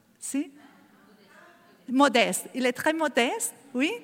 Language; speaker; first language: French; non-native, learner; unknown